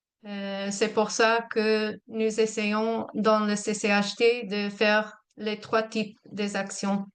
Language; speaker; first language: French; non-native, fluent; English